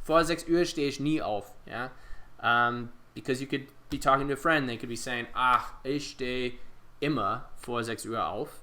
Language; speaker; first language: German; non-native, fluent; English